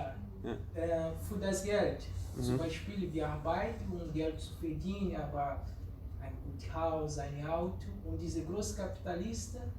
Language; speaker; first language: German; non-native, learner; Portuguese